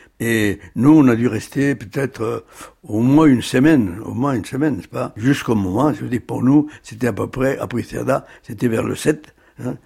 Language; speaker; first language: French; early bilingual, other home language; Spanish